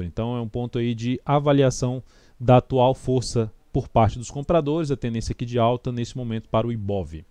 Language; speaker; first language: Portuguese; native; Portuguese